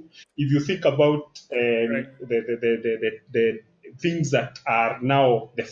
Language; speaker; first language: English; non-native, local second language; Kikuyu